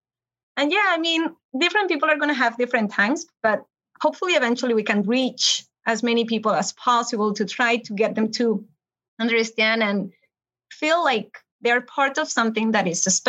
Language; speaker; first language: English; non-native, fluent; Spanish